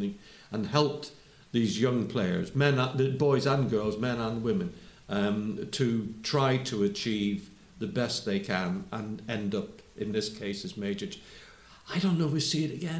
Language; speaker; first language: English; native; English